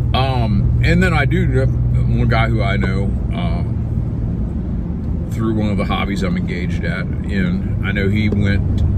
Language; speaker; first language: English; native; English